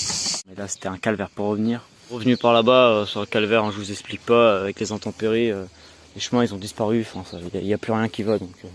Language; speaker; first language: French; native; French